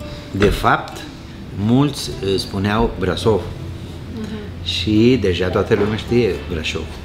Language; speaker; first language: Romanian; non-native, fluent; Spanish